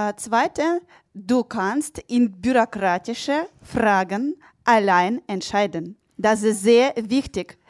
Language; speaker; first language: German; non-native, learner; Ukrainian